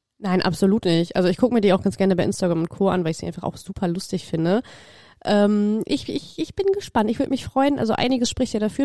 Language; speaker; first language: German; native; German